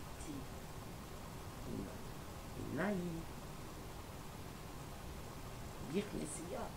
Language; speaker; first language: Hebrew; non-native, learner; French